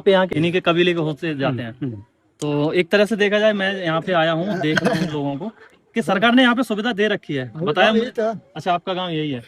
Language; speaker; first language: Hindi; native; Hindi